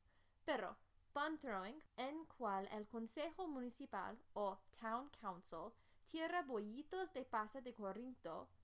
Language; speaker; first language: Spanish; non-native, fluent; English